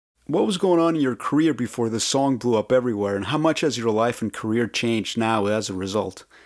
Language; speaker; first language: English; early bilingual, other home language; Spanish